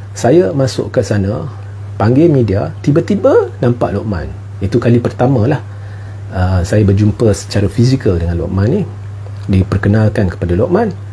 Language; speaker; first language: Malay; non-native, local second language; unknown